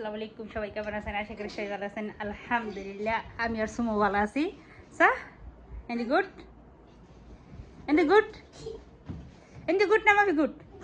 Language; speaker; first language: Arabic; non-native, learner; Bangla